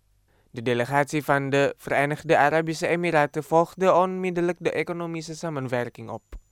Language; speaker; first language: Dutch; non-native, fluent; Indonesian